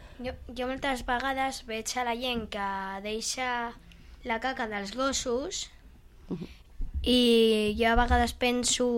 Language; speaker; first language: Catalan; non-native, local second language; Spanish